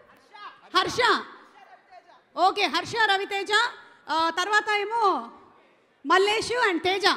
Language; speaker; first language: Telugu; native; Telugu